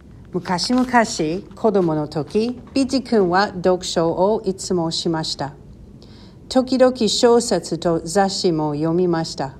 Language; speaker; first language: Japanese; non-native, learner; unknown